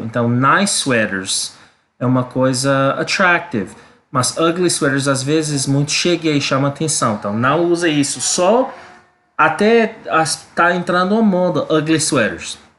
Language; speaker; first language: Portuguese; non-native, learner; English